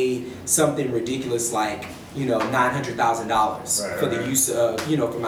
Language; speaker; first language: English; native; English